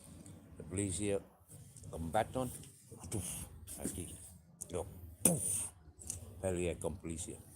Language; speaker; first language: Spanish; non-native, learner; English